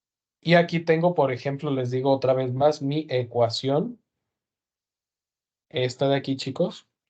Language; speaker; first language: Spanish; native; Spanish